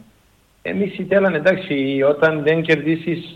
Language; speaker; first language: Greek; non-native, learner; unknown